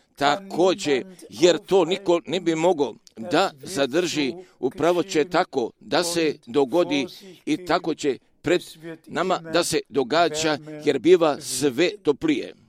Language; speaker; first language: Croatian; early bilingual, heritage; Croatian